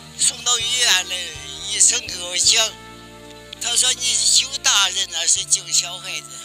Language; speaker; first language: Chinese; native; Chinese